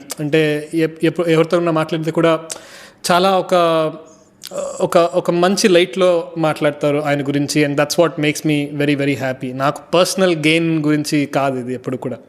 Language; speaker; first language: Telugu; early bilingual, heritage; Telugu